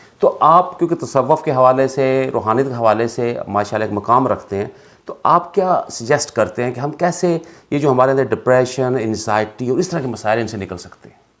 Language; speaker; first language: Urdu; native; Urdu